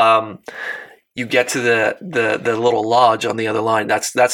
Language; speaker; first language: English; non-native, local second language; Afrikaans